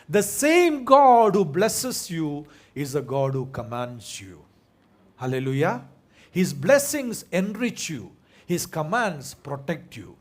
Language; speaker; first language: English; non-native, local second language; Malayalam